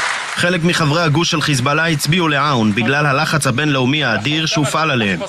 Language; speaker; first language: Hebrew; native; Hebrew